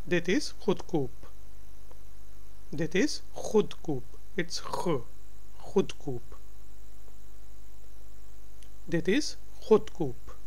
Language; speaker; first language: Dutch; non-native, learner; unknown